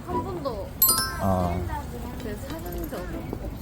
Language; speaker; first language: Korean; non-native, learner; Japanese